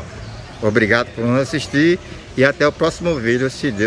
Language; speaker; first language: Portuguese; native; Portuguese